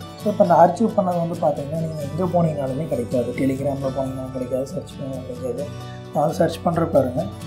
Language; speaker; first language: Tamil; native; Tamil